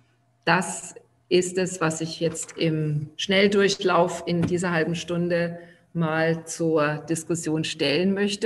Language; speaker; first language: German; native; German